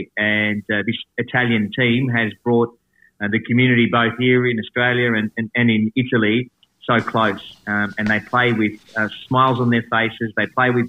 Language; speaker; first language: English; native; English